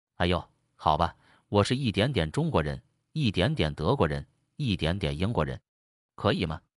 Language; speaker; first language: Chinese; non-native, learner; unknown